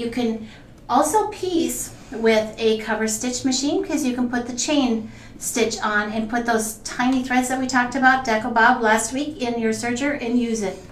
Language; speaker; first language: English; native; English